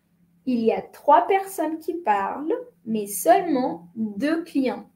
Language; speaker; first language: French; non-native, fluent; Spanish